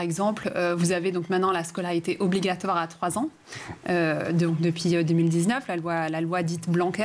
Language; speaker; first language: French; native; French